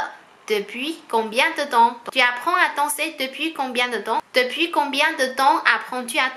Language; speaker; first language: French; non-native, fluent; Chinese